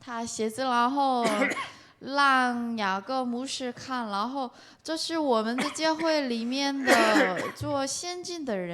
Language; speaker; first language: Chinese; non-native, fluent; Korean